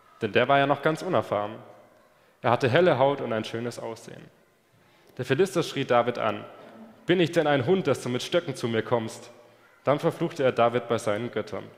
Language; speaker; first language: German; native; German